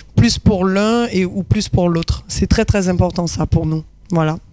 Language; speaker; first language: French; native; French